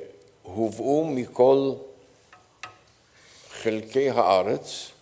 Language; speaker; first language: Hebrew; non-native, fluent; Polish